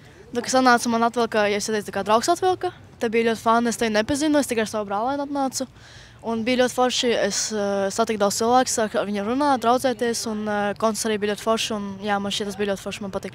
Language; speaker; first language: Latvian; non-native, local second language; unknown